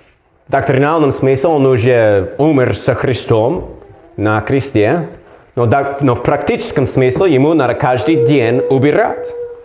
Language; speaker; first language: Russian; non-native, learner; English